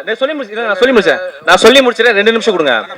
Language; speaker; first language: Tamil; native; Tamil